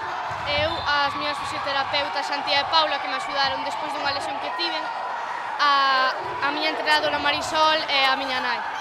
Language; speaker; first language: Galician; native; Galician